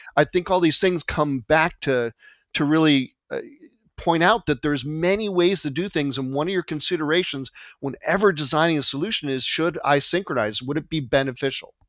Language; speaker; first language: English; native; English